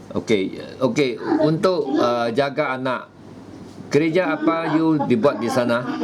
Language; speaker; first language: Malay; non-native, local second language; Chinese